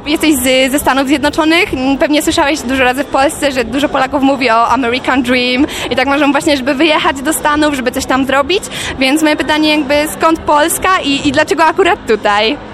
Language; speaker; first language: Polish; native; Polish